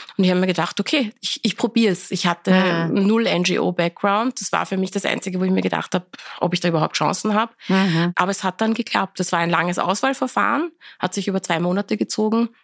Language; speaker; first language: German; early bilingual, other home language; Persian